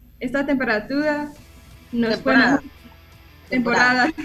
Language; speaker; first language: Spanish; early bilingual, heritage; English